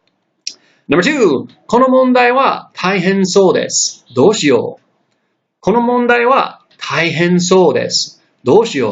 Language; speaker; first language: Japanese; non-native, fluent; English